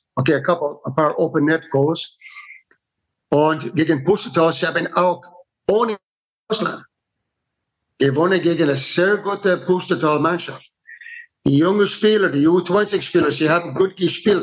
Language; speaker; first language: German; non-native, fluent; English